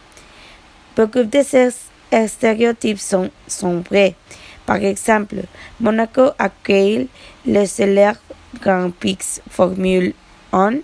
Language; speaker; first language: French; non-native, learner; Spanish